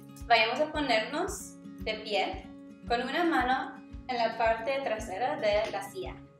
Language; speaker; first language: Spanish; non-native, learner; English